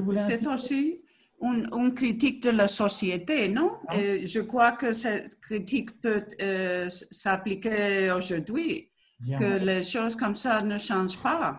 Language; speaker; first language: French; non-native, learner; Spanish